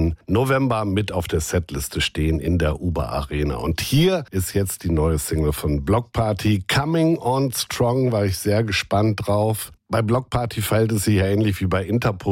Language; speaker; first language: German; native; German